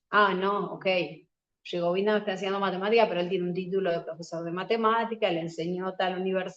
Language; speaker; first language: Spanish; native; Spanish